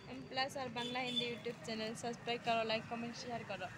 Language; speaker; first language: Hindi; non-native, fluent; Bangla